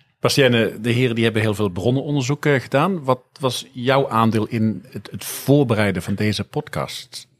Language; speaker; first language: Dutch; native; Dutch